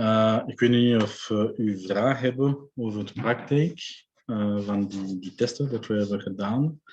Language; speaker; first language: Dutch; non-native, local second language; French